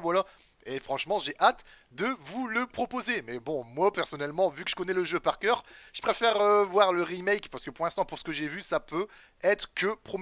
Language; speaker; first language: French; native; French